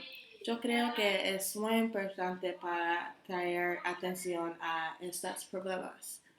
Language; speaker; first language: Spanish; non-native, learner; English